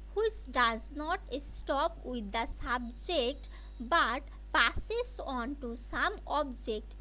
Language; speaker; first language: English; non-native, local second language; Bangla